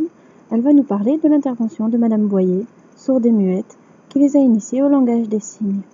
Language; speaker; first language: French; native; French